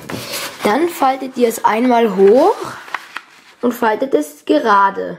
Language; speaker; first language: German; native; German